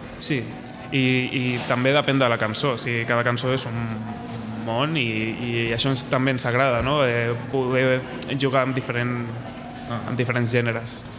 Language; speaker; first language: Catalan; native; Catalan